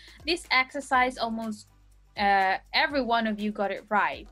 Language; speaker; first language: English; non-native, fluent; Spanish